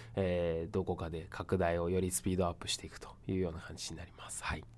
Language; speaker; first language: Japanese; non-native, fluent; Chinese